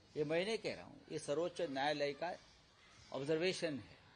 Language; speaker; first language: Hindi; non-native, local second language; Marathi